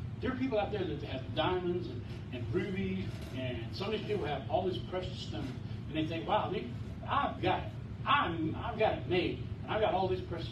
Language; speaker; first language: English; native; English